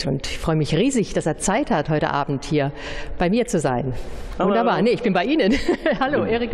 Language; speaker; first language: German; native; German